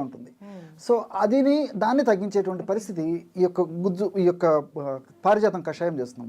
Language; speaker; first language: Telugu; native; Telugu